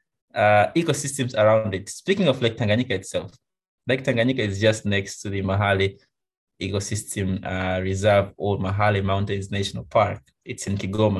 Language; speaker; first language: English; non-native, local second language; Swahili